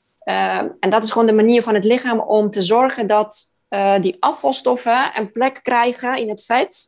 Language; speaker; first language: Dutch; non-native, fluent; Polish